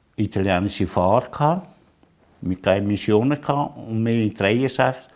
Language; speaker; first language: German; non-native, learner; Italian